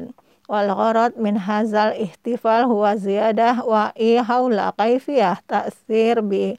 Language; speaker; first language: Arabic; non-native, fluent; Indonesian